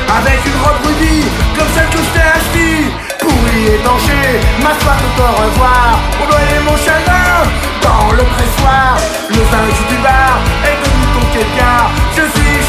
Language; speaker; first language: French; native; French